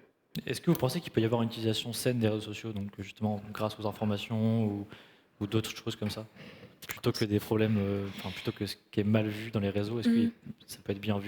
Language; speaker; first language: French; native; French